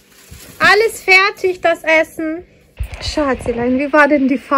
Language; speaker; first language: German; non-native, fluent; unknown